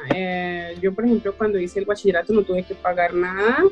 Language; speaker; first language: Spanish; native; Spanish